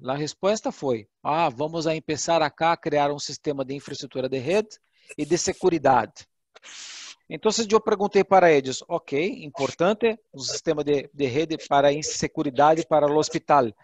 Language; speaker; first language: Portuguese; non-native, learner; Spanish